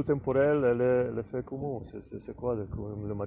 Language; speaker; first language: French; non-native, fluent; Czech